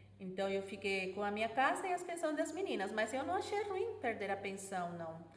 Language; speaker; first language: Portuguese; non-native, fluent; Spanish